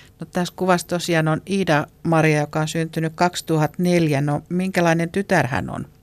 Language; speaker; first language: Finnish; native; Finnish